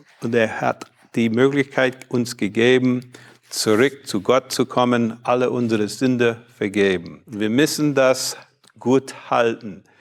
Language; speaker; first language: German; non-native, fluent; English